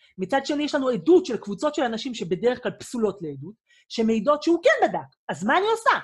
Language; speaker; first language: Hebrew; native; Hebrew